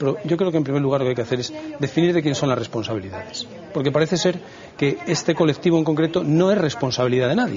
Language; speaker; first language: Spanish; native; Spanish